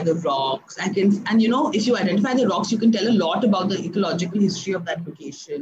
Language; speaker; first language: English; non-native, local second language; Hindi